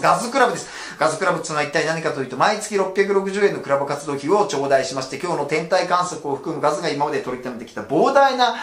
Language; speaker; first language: Japanese; native; Japanese